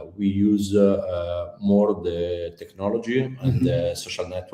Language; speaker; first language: English; non-native, learner; Italian